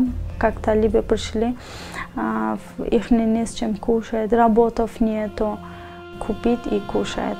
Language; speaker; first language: Russian; non-native, learner; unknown